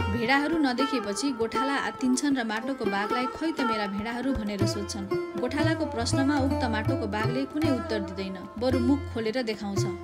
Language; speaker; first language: Nepali; native; Nepali